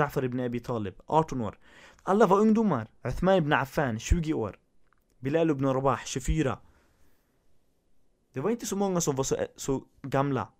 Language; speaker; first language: Swedish; early bilingual, other home language; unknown